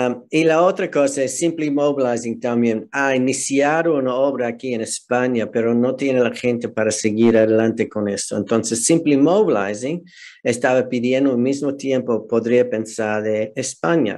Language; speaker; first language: Spanish; non-native, fluent; English